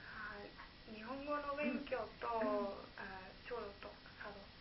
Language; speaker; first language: Japanese; non-native, learner; German